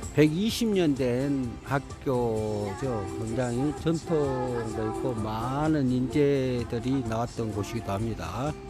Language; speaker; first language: Korean; native; Korean